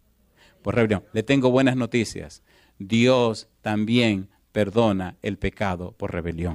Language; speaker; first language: Spanish; native; Spanish